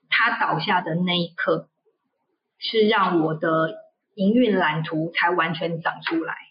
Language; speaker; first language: Chinese; native; Chinese